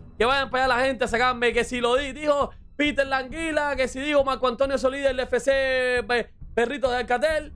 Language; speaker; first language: Spanish; native; Spanish